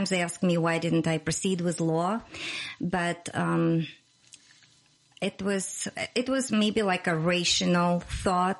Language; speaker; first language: English; non-native, fluent; Russian